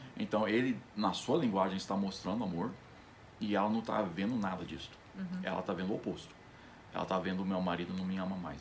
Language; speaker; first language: Portuguese; non-native, fluent; English